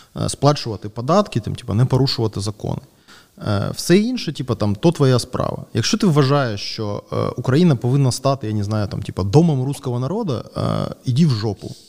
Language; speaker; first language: Ukrainian; non-native, local second language; Russian